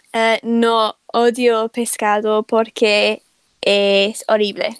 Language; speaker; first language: Spanish; non-native, learner; English